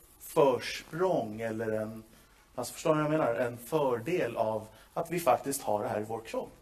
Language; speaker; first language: Swedish; native; Swedish